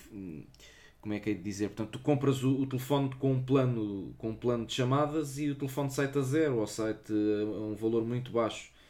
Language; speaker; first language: Portuguese; native; Portuguese